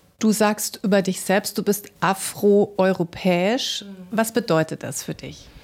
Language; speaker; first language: German; native; German